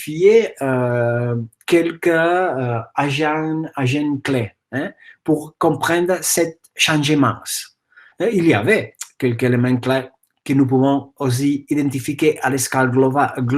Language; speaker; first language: French; non-native, fluent; Catalan